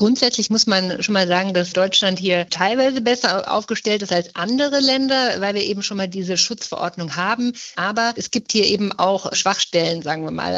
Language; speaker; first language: German; native; German